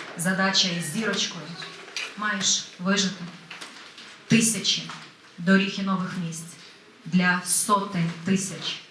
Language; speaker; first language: Ukrainian; native; Ukrainian